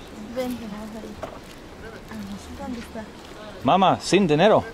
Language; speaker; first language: Spanish; non-native, learner; Norwegian